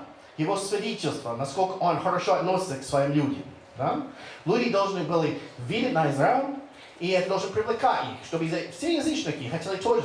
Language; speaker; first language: Russian; non-native, fluent; English